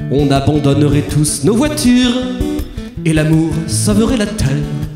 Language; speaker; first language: French; native; French